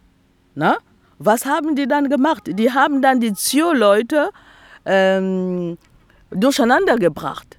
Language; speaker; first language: German; non-native, fluent; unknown